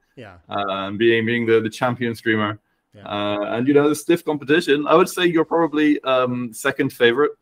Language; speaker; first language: English; native; English